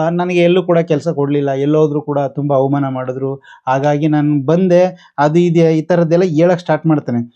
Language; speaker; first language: Kannada; native; Kannada